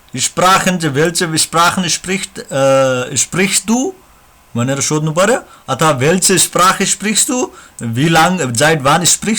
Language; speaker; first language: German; non-native, learner; Nepali